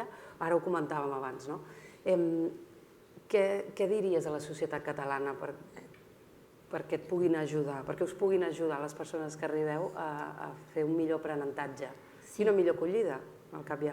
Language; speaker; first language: Catalan; native; Catalan